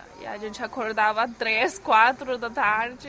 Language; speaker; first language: Portuguese; non-native, fluent; Chinese